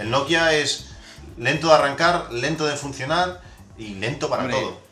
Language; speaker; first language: Spanish; native; Spanish